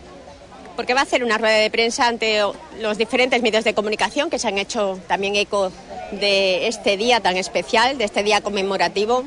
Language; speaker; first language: Spanish; native; Spanish